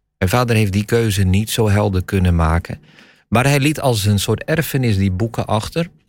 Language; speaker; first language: Dutch; native; Dutch